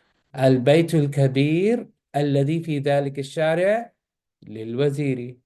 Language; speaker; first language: Arabic; non-native, fluent; English